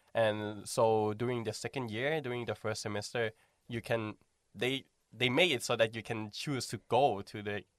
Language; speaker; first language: English; non-native, fluent; Thai